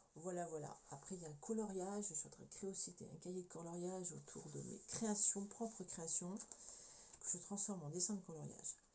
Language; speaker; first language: French; native; French